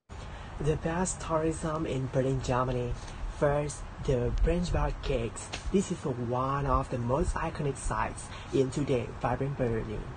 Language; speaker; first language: English; non-native, learner; Malay